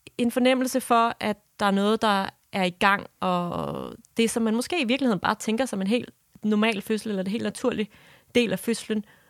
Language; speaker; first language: Danish; native; Danish